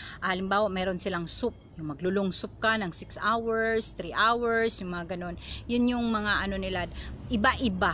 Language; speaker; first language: Filipino; non-native, local second language; Cebuano